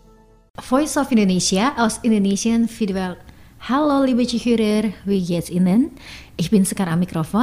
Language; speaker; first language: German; non-native, fluent; Indonesian